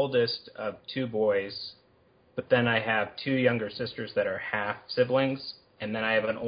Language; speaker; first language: English; native; English